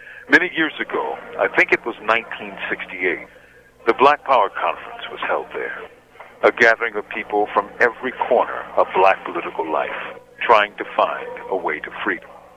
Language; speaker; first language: English; native; English